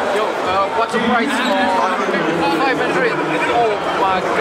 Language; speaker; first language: English; non-native, learner; French